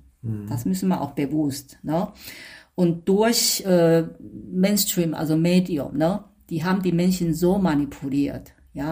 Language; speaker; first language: German; non-native, fluent; Chinese